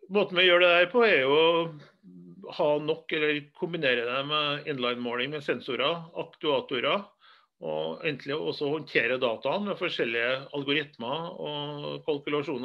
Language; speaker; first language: Norwegian; native; Norwegian